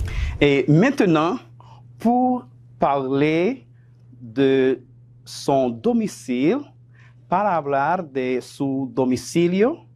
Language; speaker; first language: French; non-native, fluent; Spanish